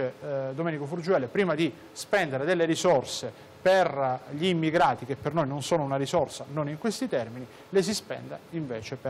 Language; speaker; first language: Italian; native; Italian